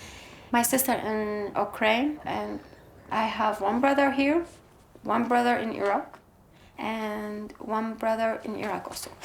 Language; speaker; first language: English; non-native, learner; Arabic